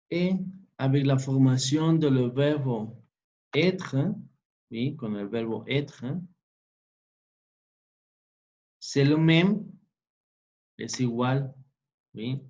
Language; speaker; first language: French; non-native, fluent; Spanish